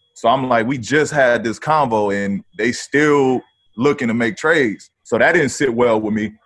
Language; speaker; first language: English; native; English